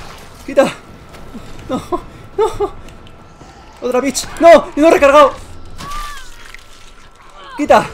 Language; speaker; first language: Spanish; native; Spanish